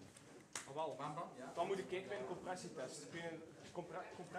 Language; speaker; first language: Dutch; native; Dutch